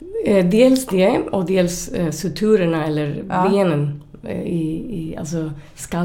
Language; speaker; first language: Swedish; non-native, fluent; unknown